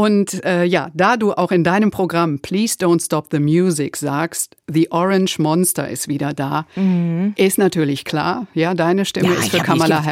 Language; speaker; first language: German; native; German